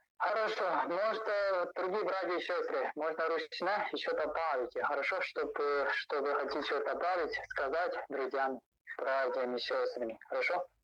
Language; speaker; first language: Russian; non-native, learner; Chinese